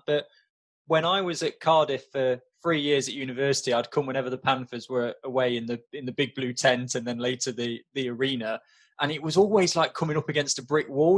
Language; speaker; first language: English; native; English